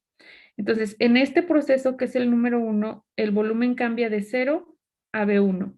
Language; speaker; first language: Spanish; native; Spanish